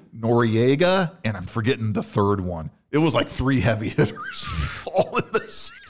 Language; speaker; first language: English; native; English